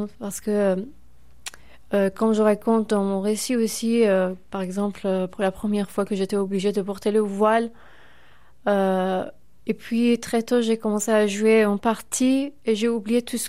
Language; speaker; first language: French; non-native, fluent; Persian